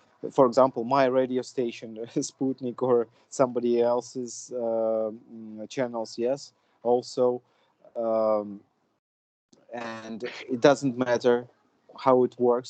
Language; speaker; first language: English; non-native, fluent; Russian